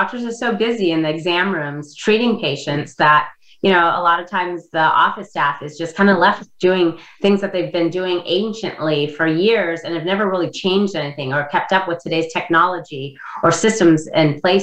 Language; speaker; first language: English; non-native, fluent; Indonesian